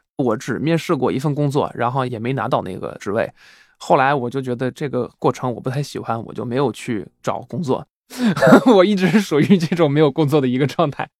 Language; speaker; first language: Chinese; non-native, fluent; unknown